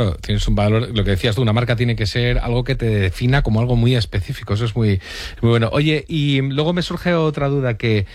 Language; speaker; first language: Spanish; native; Spanish